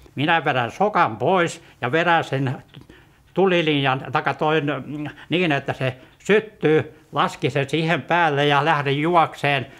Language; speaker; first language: Finnish; native; Finnish